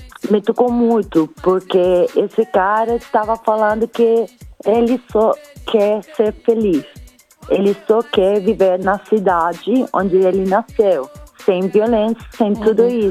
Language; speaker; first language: Portuguese; non-native, fluent; Italian